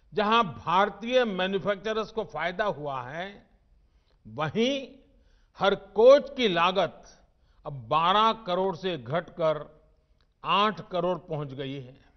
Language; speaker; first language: Hindi; native; Hindi